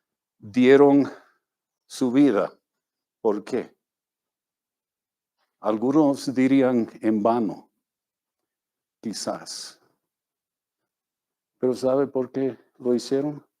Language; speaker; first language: Spanish; non-native, fluent; English